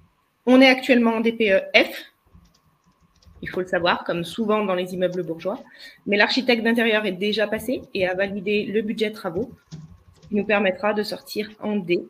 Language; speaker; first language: French; native; French